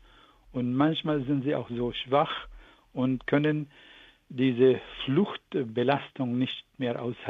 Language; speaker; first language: German; non-native, fluent; Arabic